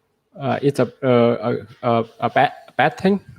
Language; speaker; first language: English; non-native, learner; Vietnamese